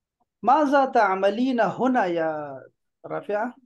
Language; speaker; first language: Arabic; non-native, fluent; Urdu